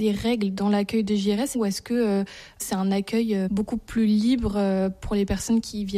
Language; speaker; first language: French; native; French